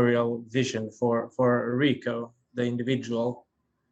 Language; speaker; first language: English; non-native, fluent; Swedish